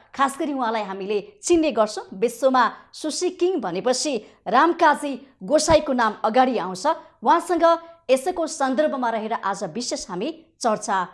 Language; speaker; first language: Nepali; native; Nepali